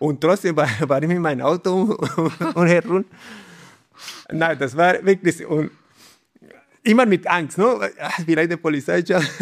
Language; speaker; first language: German; non-native, learner; Spanish